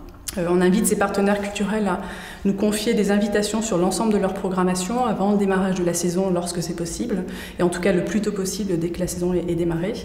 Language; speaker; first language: French; native; French